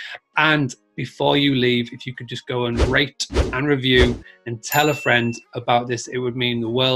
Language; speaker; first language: English; native; English